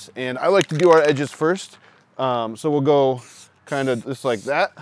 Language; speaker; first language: English; native; English